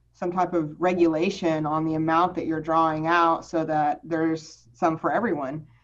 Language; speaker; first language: English; native; English